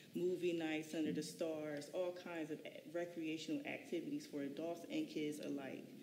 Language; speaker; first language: English; native; English